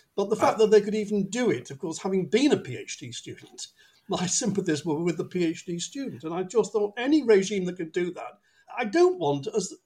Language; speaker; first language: English; native; English